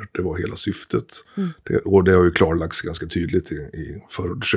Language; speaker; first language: Swedish; native; Swedish